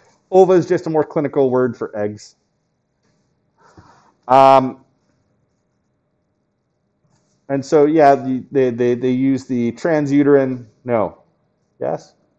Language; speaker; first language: English; native; English